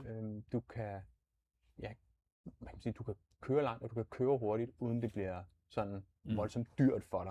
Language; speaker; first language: Danish; native; Danish